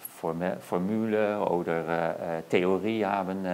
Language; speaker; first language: German; non-native, learner; Dutch